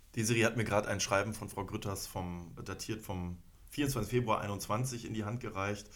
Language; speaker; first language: German; native; German